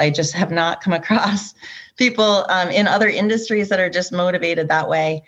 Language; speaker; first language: English; native; English